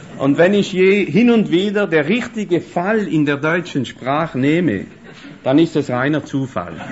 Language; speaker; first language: German; non-native, fluent; French